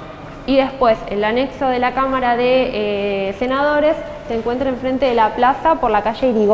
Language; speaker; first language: Spanish; native; Spanish